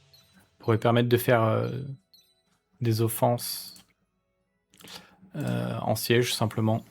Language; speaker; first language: French; native; French